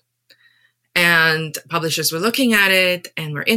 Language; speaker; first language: English; non-native, local second language; Afrikaans